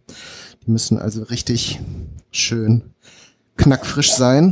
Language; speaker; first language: German; native; German